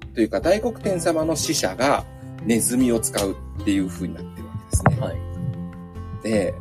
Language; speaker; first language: Japanese; native; Japanese